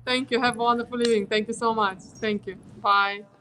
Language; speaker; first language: English; non-native, fluent; Romanian